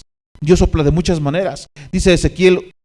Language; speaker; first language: Spanish; native; Spanish